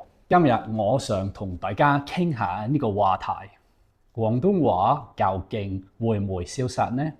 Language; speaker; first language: Cantonese; non-native, fluent; English